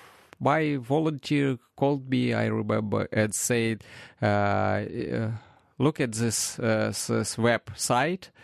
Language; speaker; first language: English; non-native, learner; Ukrainian